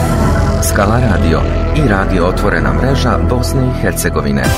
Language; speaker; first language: Croatian; native; Croatian